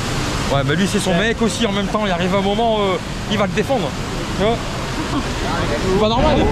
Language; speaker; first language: French; native; French